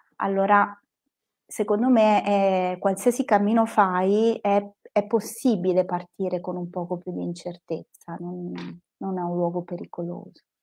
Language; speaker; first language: Italian; native; Italian